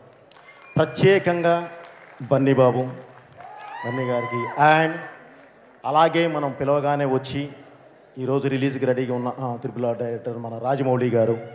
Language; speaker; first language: Telugu; native; Telugu